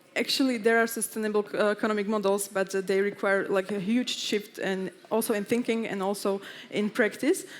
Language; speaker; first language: English; non-native, fluent; Slovak